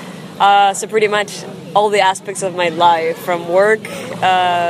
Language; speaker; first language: English; non-native, fluent; Spanish